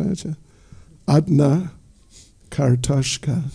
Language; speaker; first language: Russian; non-native, learner; English